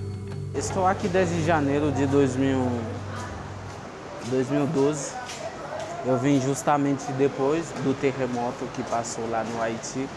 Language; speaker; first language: Portuguese; non-native, fluent; Haitian Creole